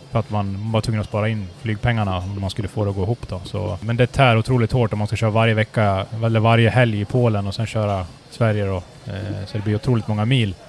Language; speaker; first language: Swedish; native; Swedish